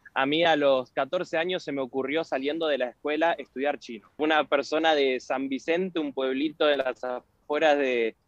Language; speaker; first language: Spanish; native; Spanish